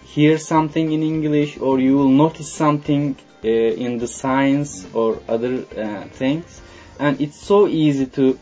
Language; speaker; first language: English; non-native, fluent; Turkish